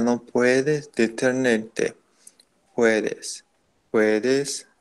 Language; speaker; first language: Spanish; non-native, learner; Portuguese